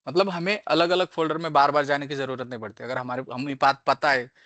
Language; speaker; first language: Hindi; non-native, local second language; Marathi